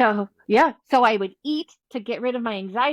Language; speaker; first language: English; native; English